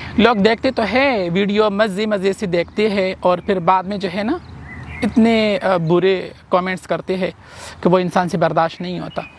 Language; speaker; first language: Urdu; non-native, local second language; Pashto